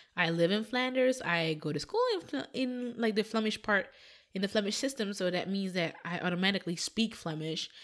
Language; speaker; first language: English; non-native, fluent; Dutch